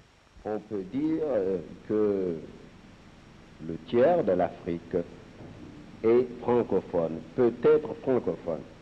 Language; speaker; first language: French; non-native, local second language; Serer